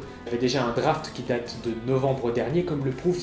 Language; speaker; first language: French; native; French